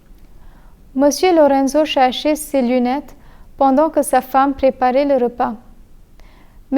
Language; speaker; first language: French; non-native, fluent; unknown